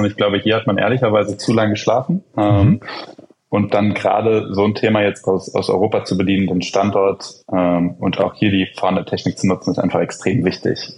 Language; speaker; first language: German; native; German